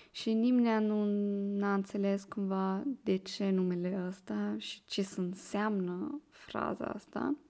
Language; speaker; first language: Romanian; early bilingual, heritage; Romanian